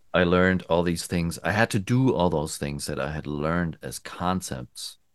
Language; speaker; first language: English; non-native, fluent; German